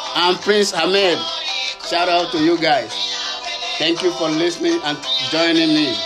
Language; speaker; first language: English; non-native, local second language; Yoruba